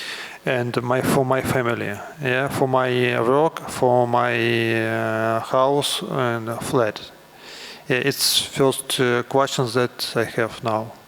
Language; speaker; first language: English; non-native, learner; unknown